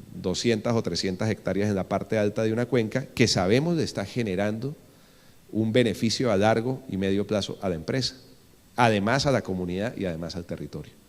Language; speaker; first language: Spanish; native; Spanish